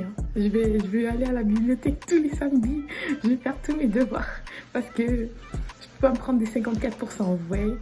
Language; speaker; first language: French; native; French